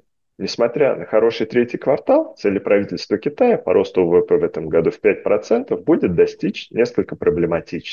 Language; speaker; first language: Russian; native; Russian